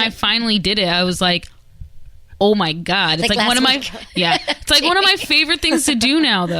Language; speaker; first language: English; native; English